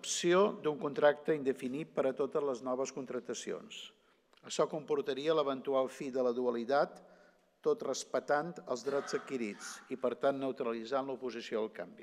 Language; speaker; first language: Catalan; native; Catalan